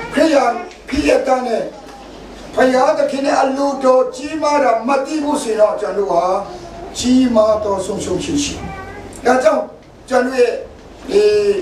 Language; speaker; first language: Burmese; non-native, local second language; Kachin